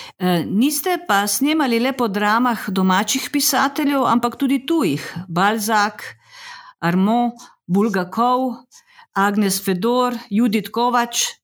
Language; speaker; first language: Slovenian; native; Slovenian